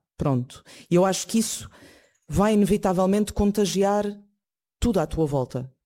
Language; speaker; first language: Portuguese; native; Portuguese